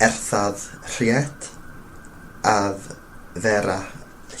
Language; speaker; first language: Icelandic; non-native, learner; English